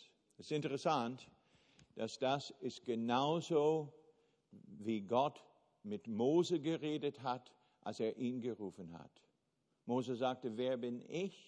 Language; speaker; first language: German; non-native, fluent; English